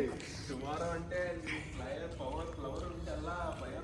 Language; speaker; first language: Kannada; native; Kannada